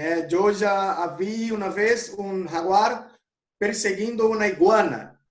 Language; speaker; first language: Spanish; non-native, learner; Portuguese